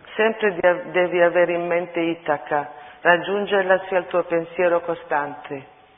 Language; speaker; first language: Italian; early bilingual, other home language; Armenian